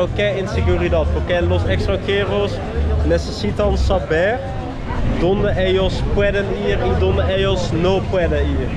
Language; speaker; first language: Spanish; non-native, learner; Dutch